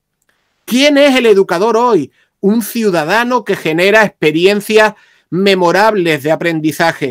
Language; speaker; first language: Spanish; native; Spanish